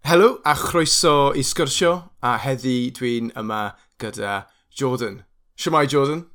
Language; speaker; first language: Welsh; non-native, learner; English